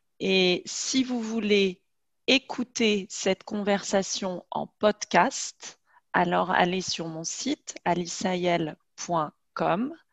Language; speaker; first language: French; native; French